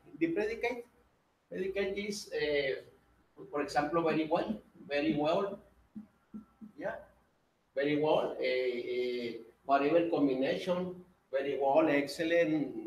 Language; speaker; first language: English; non-native, learner; Spanish